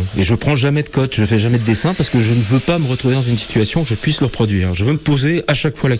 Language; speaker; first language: French; native; French